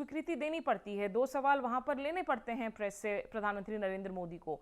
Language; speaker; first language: Hindi; native; Hindi